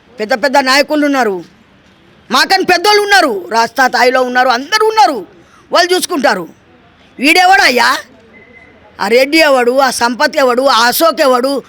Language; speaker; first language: Telugu; non-native, local second language; Lambadi